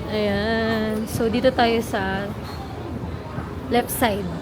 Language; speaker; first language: Filipino; native; Filipino